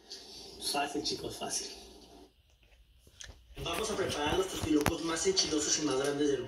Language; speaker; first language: Spanish; native; Spanish